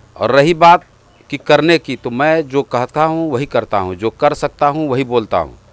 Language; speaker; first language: Hindi; native; Hindi